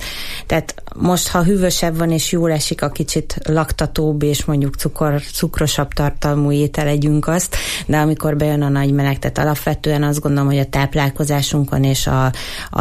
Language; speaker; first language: Hungarian; native; Hungarian